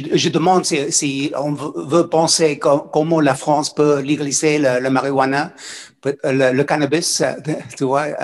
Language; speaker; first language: French; non-native, fluent; English